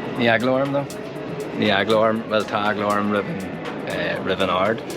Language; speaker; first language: Irish; non-native, local second language; English